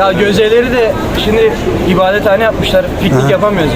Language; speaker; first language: Turkish; native; Turkish